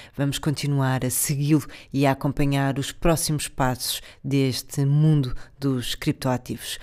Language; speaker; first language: Portuguese; native; Portuguese